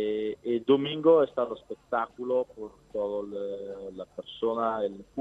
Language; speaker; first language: Spanish; non-native, learner; Italian